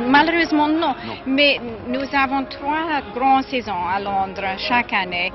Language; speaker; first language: French; non-native, learner; English